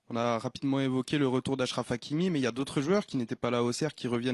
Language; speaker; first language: French; native; French